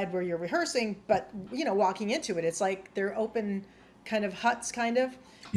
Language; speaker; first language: English; native; English